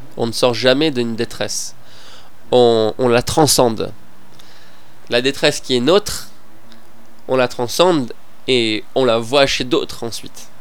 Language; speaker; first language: French; non-native, fluent; Persian